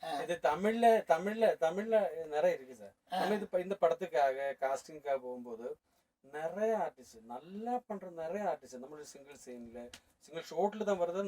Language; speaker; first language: Tamil; non-native, learner; Malayalam